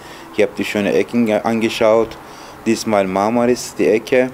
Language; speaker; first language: German; non-native, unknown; Turkish